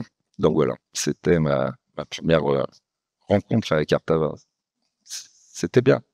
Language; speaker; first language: French; native; French